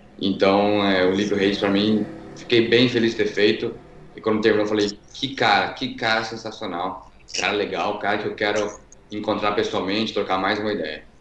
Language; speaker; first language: Portuguese; native; Portuguese